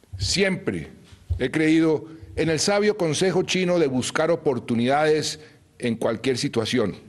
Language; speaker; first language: Spanish; native; Spanish